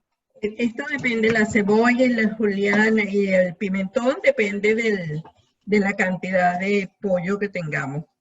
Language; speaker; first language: Spanish; native; Spanish